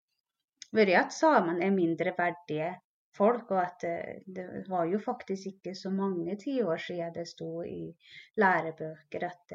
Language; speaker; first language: Norwegian; non-native, local second language; Northern Sami